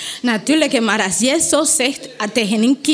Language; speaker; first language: Dutch; non-native, learner; Spanish